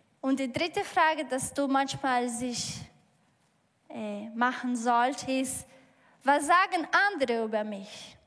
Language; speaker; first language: German; non-native, learner; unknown